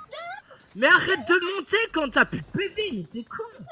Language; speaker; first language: French; native; French